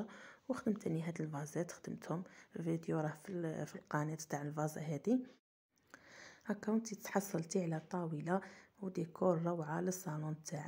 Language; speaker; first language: Arabic; native; Arabic